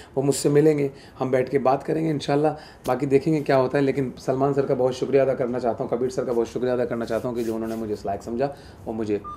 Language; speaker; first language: Hindi; native; Hindi